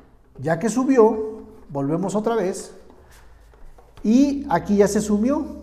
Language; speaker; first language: Spanish; native; Spanish